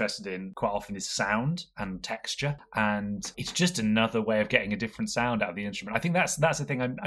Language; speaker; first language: English; native; English